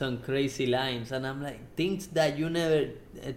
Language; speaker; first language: English; non-native, fluent; Spanish